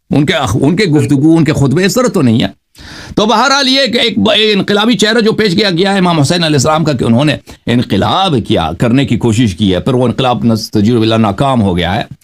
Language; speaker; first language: Urdu; non-native, fluent; Persian